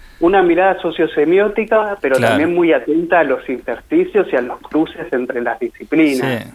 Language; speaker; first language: Spanish; native; Spanish